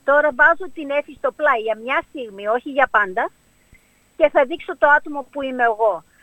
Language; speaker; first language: Greek; early bilingual, heritage; Greek